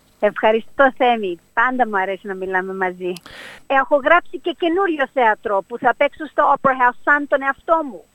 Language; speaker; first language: Greek; early bilingual, heritage; Greek